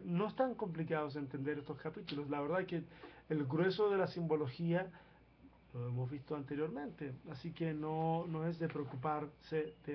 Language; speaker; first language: Spanish; native; Spanish